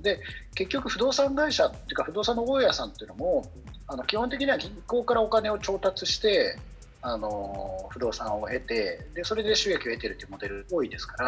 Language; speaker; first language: Japanese; native; Japanese